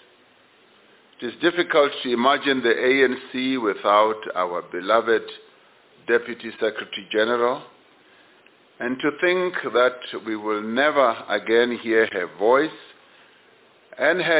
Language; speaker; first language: English; non-native, local second language; Venda